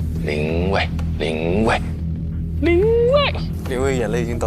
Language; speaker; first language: Chinese; native; Chinese